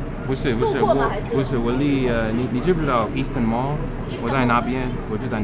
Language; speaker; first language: Chinese; non-native, fluent; English